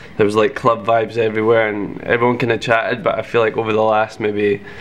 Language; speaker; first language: English; native; English